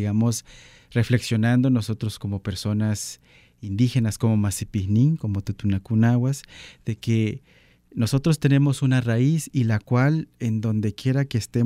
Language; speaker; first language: Spanish; non-native, local second language; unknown